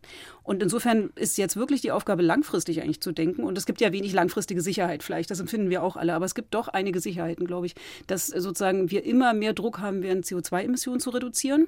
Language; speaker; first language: German; native; German